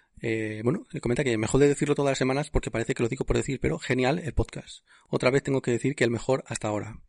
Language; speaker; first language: Spanish; native; Spanish